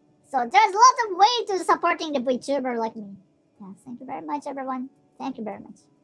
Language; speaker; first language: English; non-native, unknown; Japanese